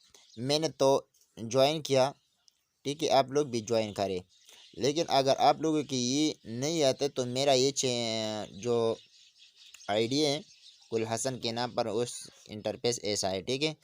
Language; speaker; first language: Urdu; non-native, local second language; Pashto